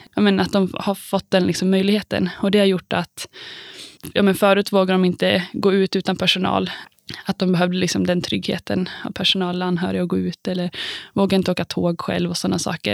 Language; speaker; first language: Swedish; native; Swedish